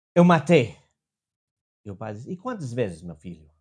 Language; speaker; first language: Portuguese; non-native, fluent; English